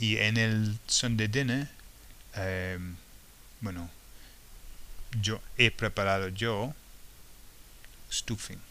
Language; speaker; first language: Spanish; non-native, fluent; English